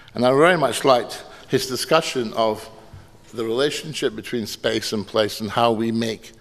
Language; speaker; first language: English; native; English